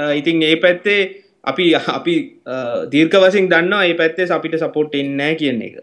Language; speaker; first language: Sinhala; non-native, local second language; Tamil